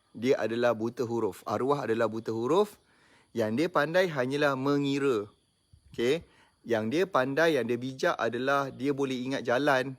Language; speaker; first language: Malay; native; Malay